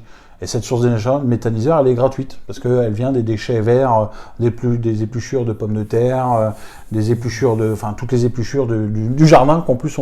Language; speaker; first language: French; native; French